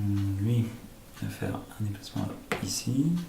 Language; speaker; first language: French; native; French